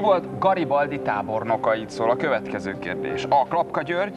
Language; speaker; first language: Hungarian; native; Hungarian